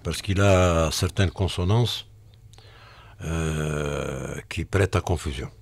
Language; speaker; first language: French; non-native, local second language; Arabic